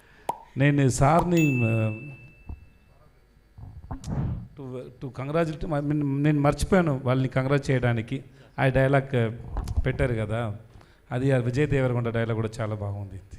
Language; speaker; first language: Telugu; non-native, learner; Tamil